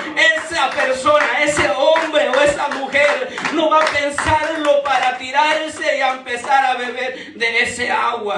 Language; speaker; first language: Spanish; native; Spanish